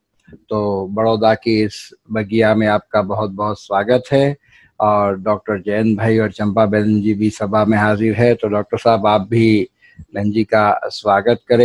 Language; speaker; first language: Hindi; native; Hindi